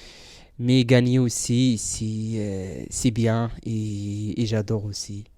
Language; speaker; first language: French; non-native, learner; Central Atlas Tamazight